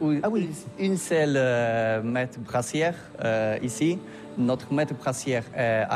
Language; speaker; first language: French; non-native, learner; Polish